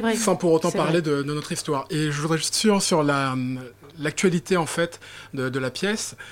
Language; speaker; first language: French; native; French